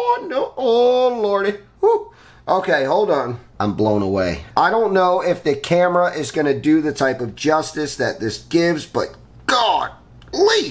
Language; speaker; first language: English; native; English